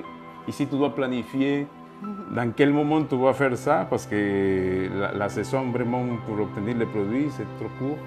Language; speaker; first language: French; non-native, fluent; Spanish